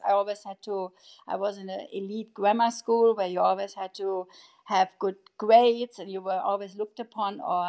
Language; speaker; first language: English; non-native, fluent; German